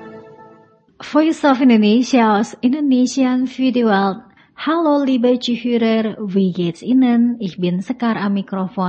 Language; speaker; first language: German; non-native, fluent; Indonesian